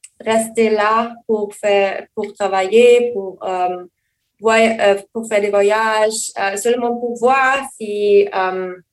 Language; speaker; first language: French; non-native, learner; German